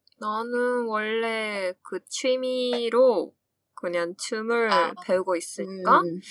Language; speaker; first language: Korean; non-native, fluent; Japanese